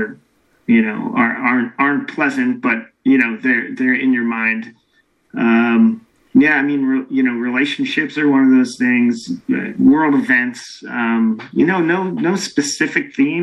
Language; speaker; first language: English; native; English